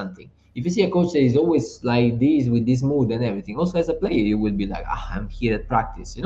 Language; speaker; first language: English; non-native, fluent; Italian